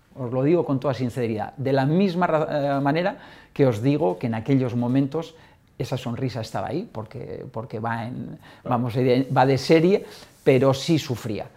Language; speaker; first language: Spanish; native; Spanish